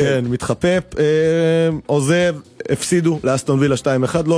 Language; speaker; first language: Hebrew; native; Hebrew